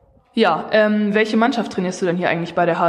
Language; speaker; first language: German; native; German